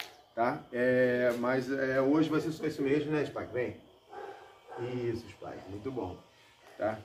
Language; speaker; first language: Portuguese; native; Portuguese